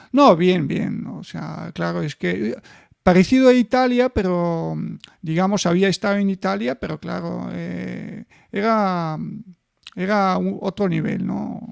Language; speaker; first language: Spanish; non-native, fluent; Bulgarian